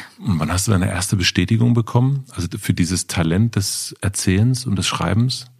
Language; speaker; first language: German; native; German